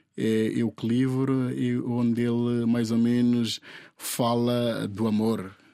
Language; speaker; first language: Portuguese; non-native, local second language; Upper Guinea Crioulo